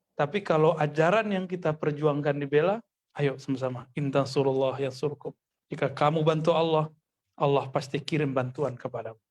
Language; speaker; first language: Indonesian; non-native, local second language; Minangkabau